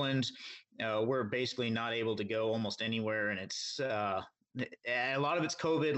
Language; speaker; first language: English; native; English